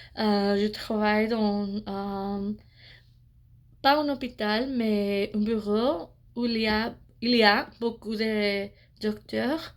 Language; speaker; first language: French; non-native, fluent; English